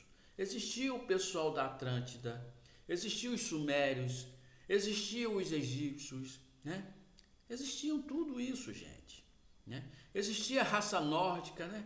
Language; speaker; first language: Portuguese; native; Portuguese